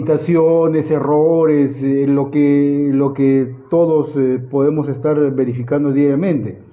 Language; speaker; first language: Spanish; native; Spanish